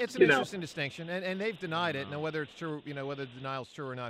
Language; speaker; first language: English; native; English